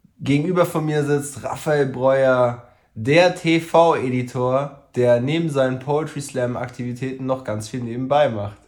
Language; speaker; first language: German; native; German